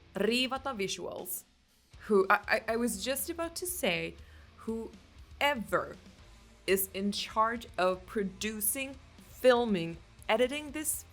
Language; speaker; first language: English; non-native, fluent; Swedish